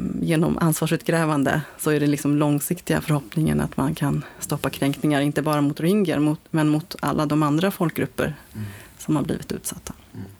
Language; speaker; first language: Swedish; native; Swedish